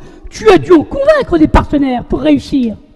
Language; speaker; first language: French; native; French